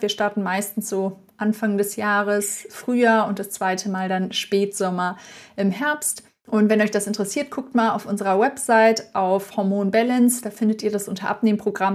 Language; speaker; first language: German; native; German